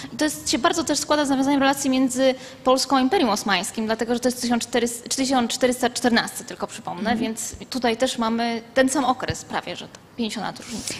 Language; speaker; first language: Polish; native; Polish